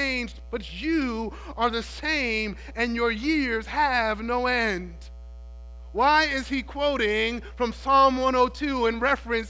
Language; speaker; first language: English; native; English